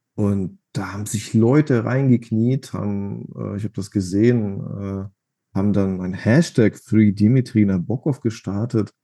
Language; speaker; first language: German; non-native, fluent; Russian